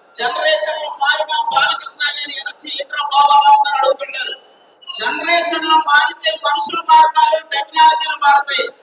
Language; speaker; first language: Telugu; native; Telugu